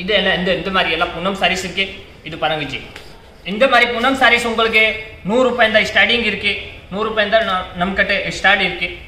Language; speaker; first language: Tamil; non-native, learner; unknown